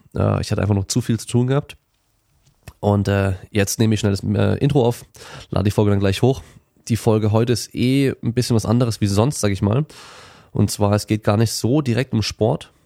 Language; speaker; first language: German; native; German